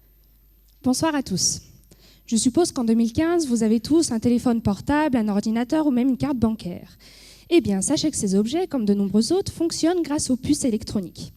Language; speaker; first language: French; native; French